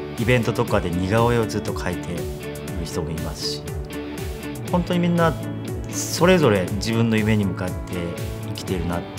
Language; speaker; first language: Japanese; non-native, fluent; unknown